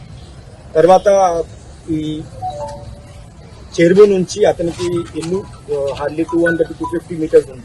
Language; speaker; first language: Telugu; non-native, local second language; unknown